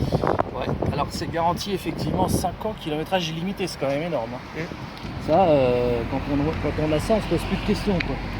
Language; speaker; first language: French; native; French